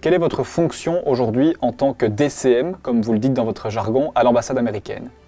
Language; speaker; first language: French; native; French